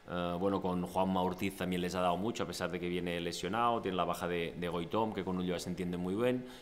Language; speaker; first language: Spanish; non-native, local second language; Catalan